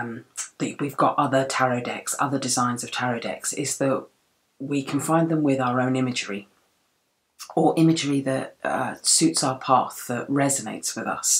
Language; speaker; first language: English; native; English